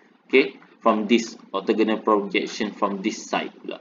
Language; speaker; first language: English; non-native, local second language; Malay